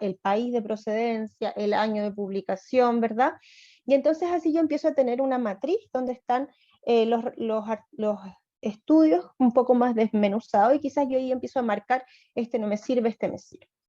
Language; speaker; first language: Spanish; native; Spanish